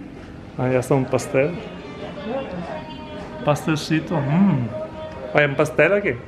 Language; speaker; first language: Spanish; non-native, fluent; Italian